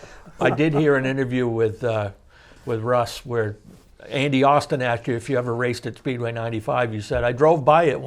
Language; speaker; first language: English; native; English